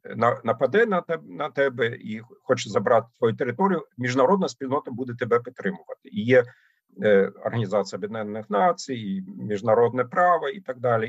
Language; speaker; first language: Ukrainian; non-native, fluent; German